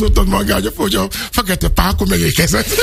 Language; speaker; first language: Hungarian; non-native, learner; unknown